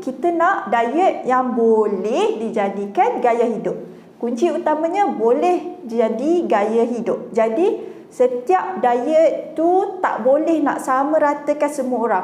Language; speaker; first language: Malay; native; Malay